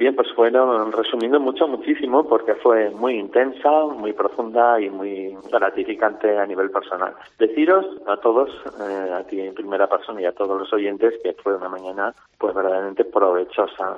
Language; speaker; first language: Spanish; native; Spanish